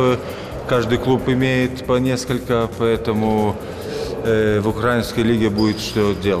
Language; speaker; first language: Russian; non-native, fluent; Lithuanian